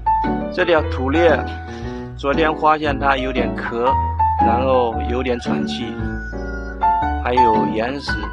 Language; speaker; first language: Chinese; native; Chinese